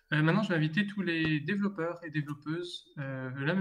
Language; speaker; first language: French; native; French